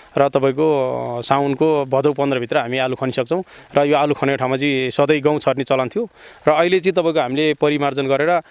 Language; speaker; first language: Nepali; non-native, local second language; Sherpa